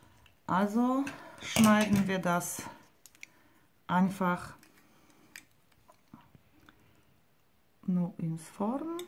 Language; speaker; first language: German; non-native, fluent; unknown